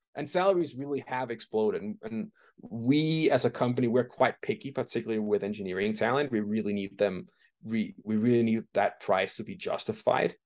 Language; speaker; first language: English; non-native, fluent; Danish